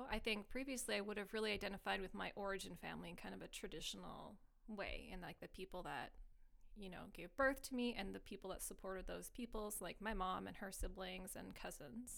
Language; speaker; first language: English; native; English